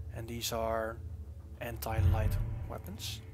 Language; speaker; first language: English; non-native, fluent; Dutch